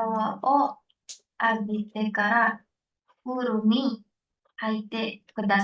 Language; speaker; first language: Japanese; non-native, learner; Indonesian